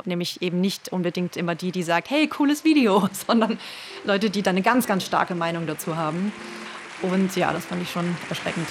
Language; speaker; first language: German; native; German